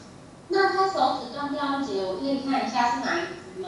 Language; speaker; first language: Chinese; native; Chinese